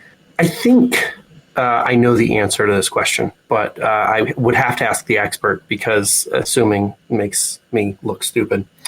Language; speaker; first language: English; native; English